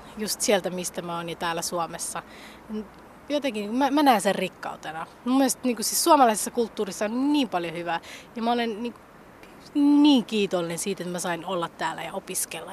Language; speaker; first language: Finnish; early bilingual, other home language; Somali